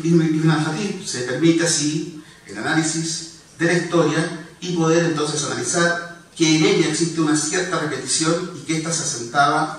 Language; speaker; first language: Spanish; native; Spanish